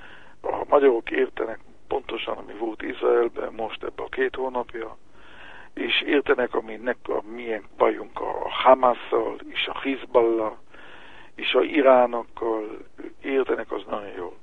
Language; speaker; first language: Hungarian; early bilingual, heritage; Hebrew